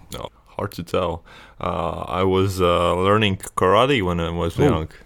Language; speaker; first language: English; non-native, fluent; Latvian